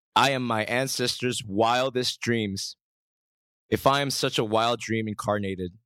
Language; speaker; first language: English; native; English